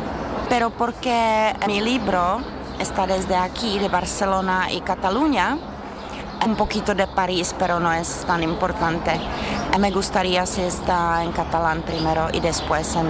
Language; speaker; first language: Spanish; non-native, learner; Czech